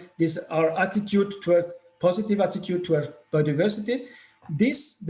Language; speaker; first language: English; non-native, fluent; Italian